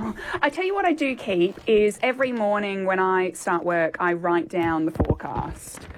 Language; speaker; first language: English; native; English